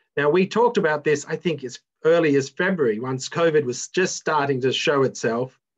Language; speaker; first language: English; native; English